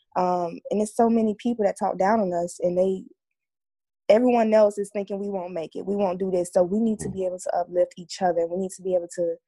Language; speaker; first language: English; native; English